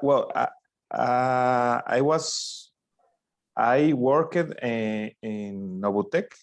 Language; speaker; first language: English; non-native, learner; Spanish